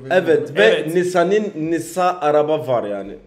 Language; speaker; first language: Turkish; early bilingual, heritage; Turkish